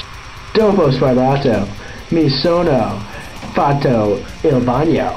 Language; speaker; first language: Italian; non-native, learner; English